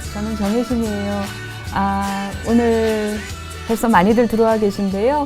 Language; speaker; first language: Korean; native; Korean